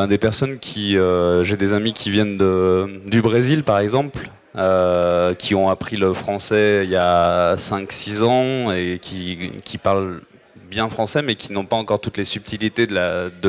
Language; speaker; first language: French; native; French